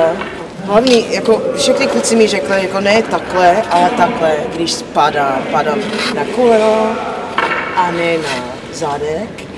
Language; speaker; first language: Czech; non-native, learner; English